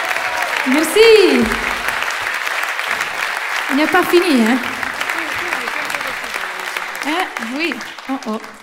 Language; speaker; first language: French; non-native, learner; Italian